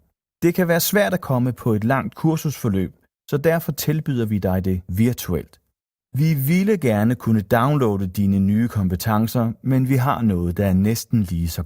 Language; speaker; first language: Danish; native; Danish